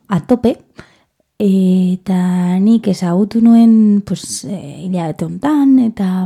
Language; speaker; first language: Basque; non-native, learner; Spanish